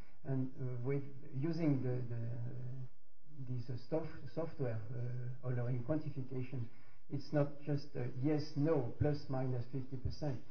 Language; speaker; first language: English; non-native, fluent; French